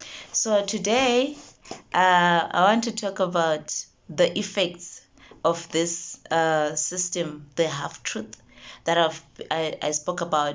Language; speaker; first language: English; non-native, local second language; Zulu